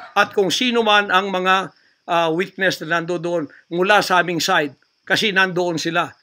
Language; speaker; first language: Filipino; native; Filipino